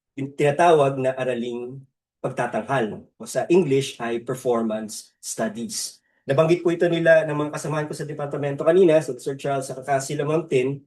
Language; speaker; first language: Filipino; native; Filipino